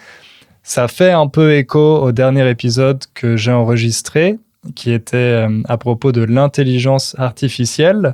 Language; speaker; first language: French; native; French